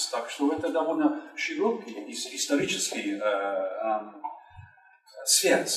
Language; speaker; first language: Russian; non-native, fluent; English